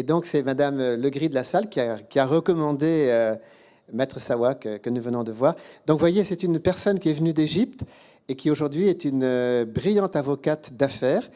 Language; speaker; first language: French; native; French